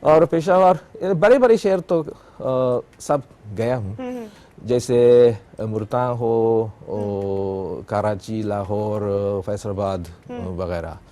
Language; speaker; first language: Hindi; non-native, fluent; Japanese